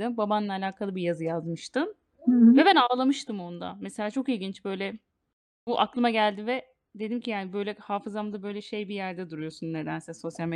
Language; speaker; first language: Turkish; native; Turkish